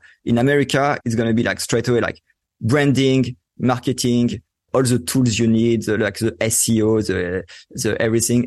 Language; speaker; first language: English; non-native, fluent; French